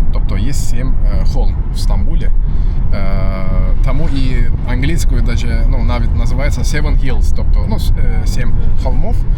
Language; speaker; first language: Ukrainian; non-native, local second language; Russian